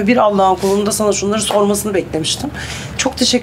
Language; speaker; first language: Turkish; native; Turkish